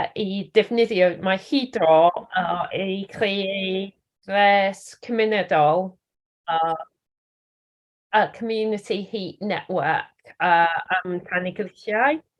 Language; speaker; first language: Welsh; non-native, learner; English